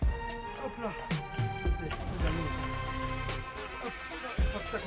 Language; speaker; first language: French; native; French